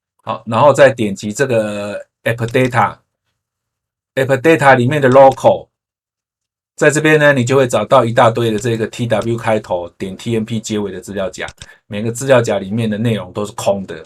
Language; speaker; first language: Chinese; native; Chinese